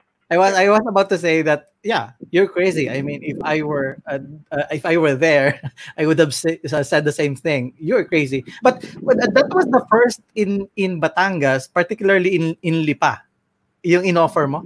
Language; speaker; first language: English; non-native, local second language; Filipino